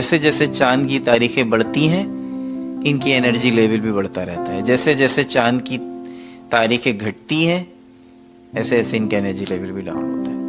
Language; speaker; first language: Urdu; native; Urdu